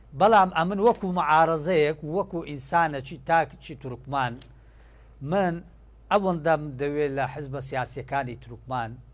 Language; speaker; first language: Central Kurdish; non-native, local second language; Turkish